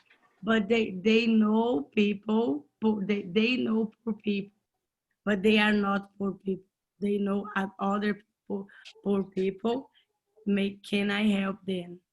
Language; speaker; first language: English; non-native, learner; Portuguese